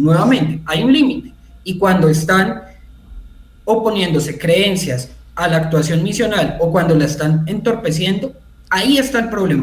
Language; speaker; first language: Spanish; native; Spanish